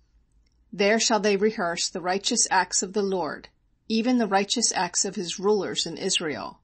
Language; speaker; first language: English; native; English